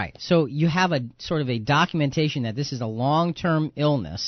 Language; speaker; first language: English; native; English